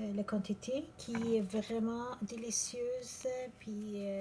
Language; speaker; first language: French; non-native, learner; Persian